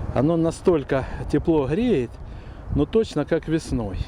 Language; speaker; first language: Russian; native; Russian